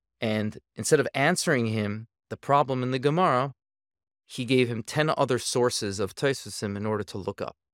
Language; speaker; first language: English; native; English